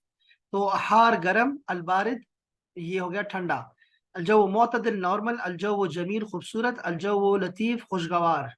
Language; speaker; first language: Urdu; native; Urdu